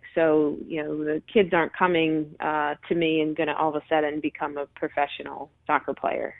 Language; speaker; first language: English; native; English